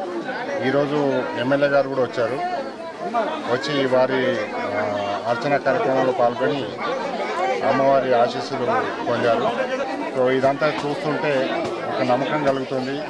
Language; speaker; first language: Telugu; native; Telugu